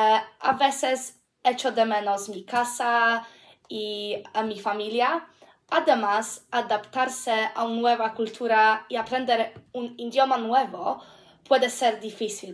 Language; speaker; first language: Spanish; non-native, learner; English